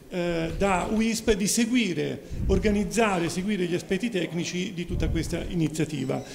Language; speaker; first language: Italian; native; Italian